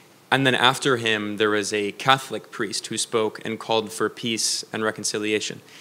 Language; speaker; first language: English; native; English